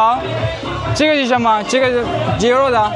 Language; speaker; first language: Chinese; non-native, learner; Urdu